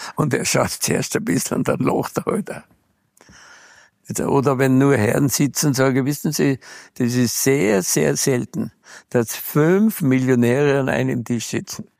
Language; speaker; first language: German; native; German